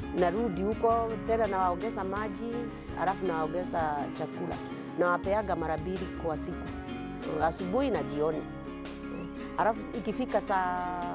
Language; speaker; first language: Swahili; non-native, local second language; Kikuyu